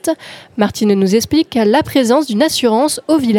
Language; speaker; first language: French; native; French